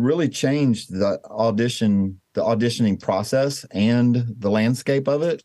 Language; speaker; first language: English; native; English